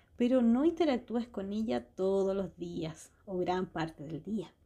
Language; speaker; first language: Spanish; native; Spanish